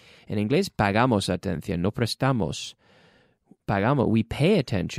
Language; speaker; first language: Spanish; non-native, fluent; English